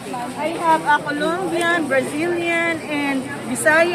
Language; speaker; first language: English; non-native, local second language; Cebuano